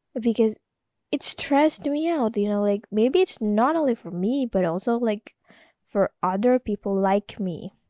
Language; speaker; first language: English; non-native, learner; Indonesian